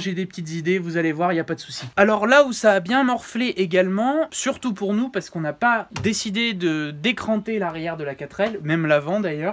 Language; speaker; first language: French; native; French